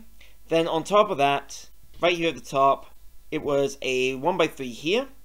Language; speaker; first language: English; native; English